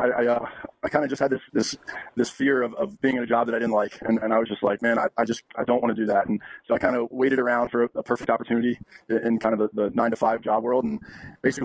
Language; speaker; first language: English; native; English